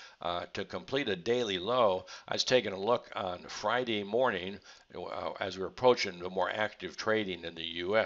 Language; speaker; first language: English; native; English